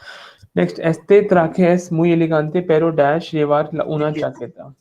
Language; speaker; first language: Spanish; non-native, fluent; Hindi